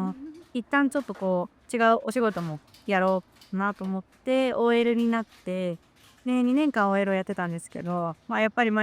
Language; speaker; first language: Japanese; native; Japanese